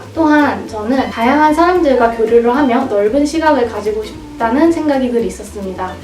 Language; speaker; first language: Korean; native; Korean